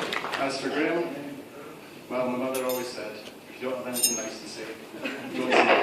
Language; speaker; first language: English; native; English